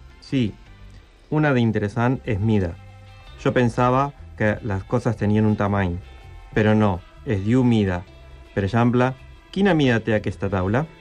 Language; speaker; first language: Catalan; non-native, learner; Spanish